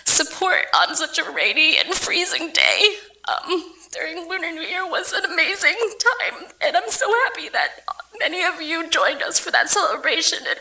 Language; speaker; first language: English; native; English